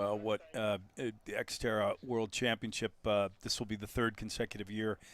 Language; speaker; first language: English; native; English